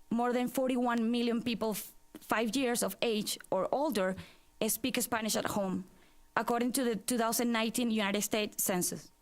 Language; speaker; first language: English; non-native, fluent; Spanish